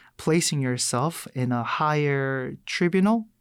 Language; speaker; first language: English; non-native, fluent; Korean